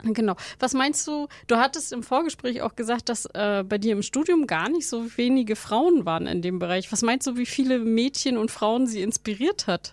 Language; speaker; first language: German; native; German